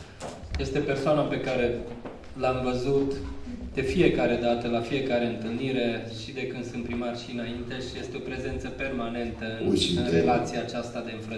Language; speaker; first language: Romanian; native; Romanian